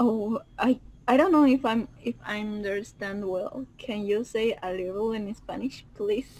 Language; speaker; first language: English; non-native, learner; Spanish